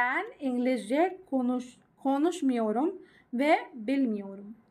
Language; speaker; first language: Turkish; non-native, learner; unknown